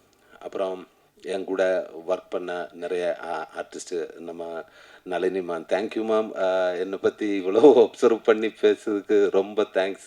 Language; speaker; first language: Tamil; non-native, learner; Malayalam